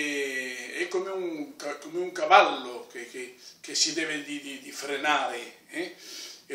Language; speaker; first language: Italian; non-native, fluent; Spanish